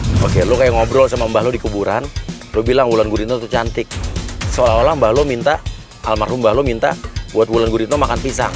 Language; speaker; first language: Indonesian; native; Indonesian